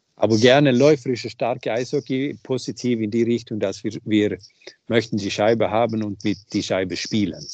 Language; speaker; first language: German; non-native, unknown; Swedish